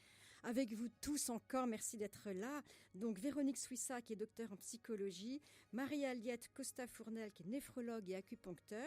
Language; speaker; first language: French; native; French